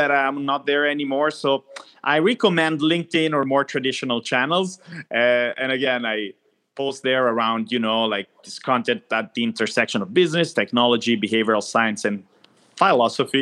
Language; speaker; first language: English; non-native, fluent; Italian